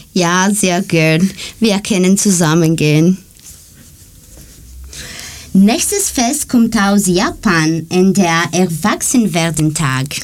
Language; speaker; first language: German; non-native, learner; Greek